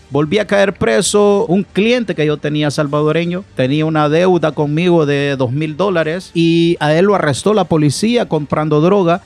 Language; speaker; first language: Spanish; native; Spanish